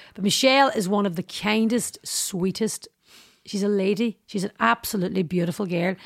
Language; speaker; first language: English; native; English